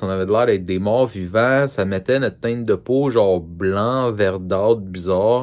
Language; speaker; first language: French; native; French